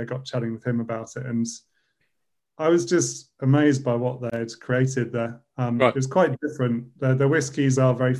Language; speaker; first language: English; native; English